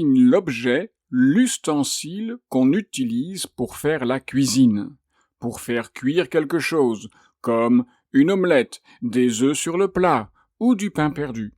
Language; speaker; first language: French; native; French